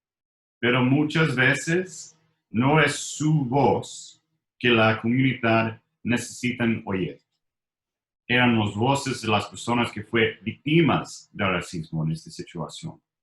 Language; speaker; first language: Spanish; non-native, learner; English